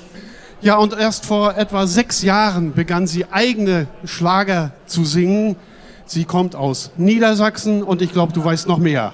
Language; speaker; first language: German; native; German